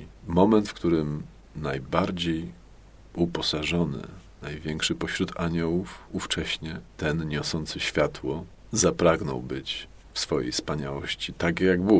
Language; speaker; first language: Polish; native; Polish